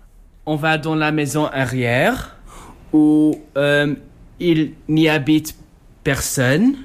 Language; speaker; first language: French; non-native, local second language; Dutch